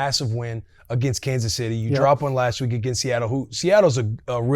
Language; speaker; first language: English; native; English